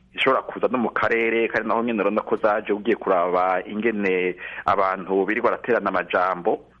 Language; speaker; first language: Rundi; native; Rundi